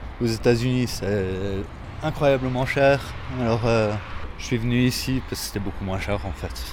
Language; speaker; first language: French; early bilingual, other home language; English